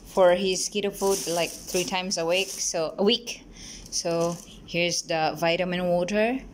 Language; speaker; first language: English; non-native, local second language; Cebuano